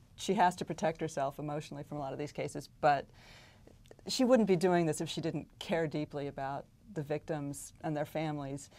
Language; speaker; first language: English; native; English